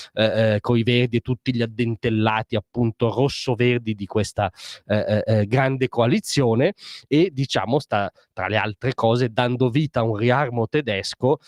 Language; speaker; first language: Italian; native; Italian